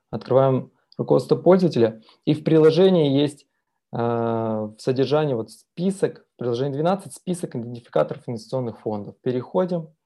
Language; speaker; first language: Russian; native; Russian